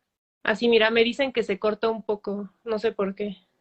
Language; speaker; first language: Spanish; native; Spanish